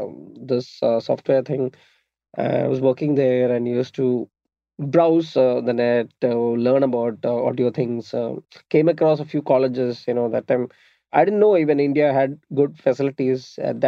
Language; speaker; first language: English; non-native, local second language; Malayalam